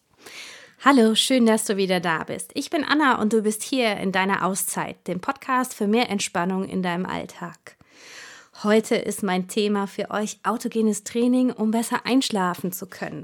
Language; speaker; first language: German; native; German